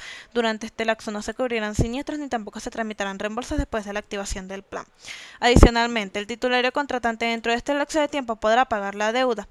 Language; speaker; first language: Spanish; native; Spanish